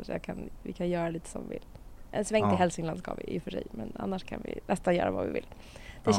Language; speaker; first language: Swedish; native; Swedish